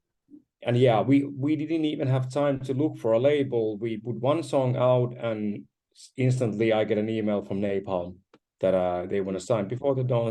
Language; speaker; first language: English; non-native, fluent; Finnish